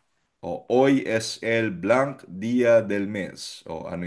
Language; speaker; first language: Spanish; non-native, fluent; Filipino